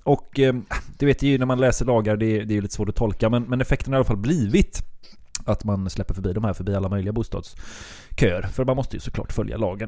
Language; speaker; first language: Swedish; native; Swedish